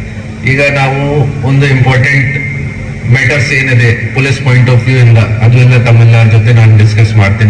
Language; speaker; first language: Kannada; non-native, local second language; Hindi